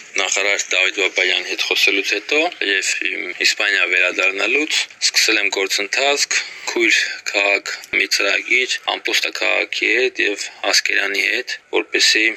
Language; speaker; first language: Armenian; early bilingual, heritage; Armenian